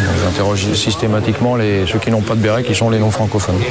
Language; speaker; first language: French; native; French